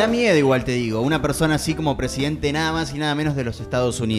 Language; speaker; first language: Spanish; native; Spanish